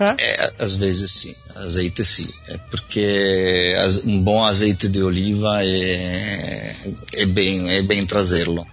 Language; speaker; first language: Portuguese; non-native, fluent; Italian